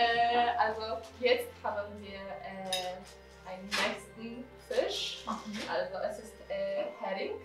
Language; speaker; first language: German; non-native, learner; Polish